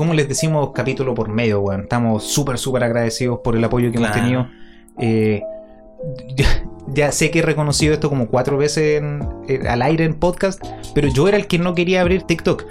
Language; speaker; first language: Spanish; native; Spanish